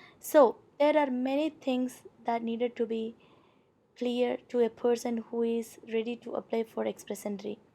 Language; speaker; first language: English; non-native, local second language; Malayalam